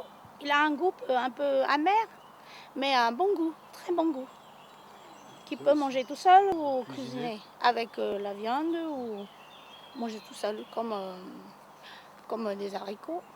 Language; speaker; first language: French; non-native, learner; Hmong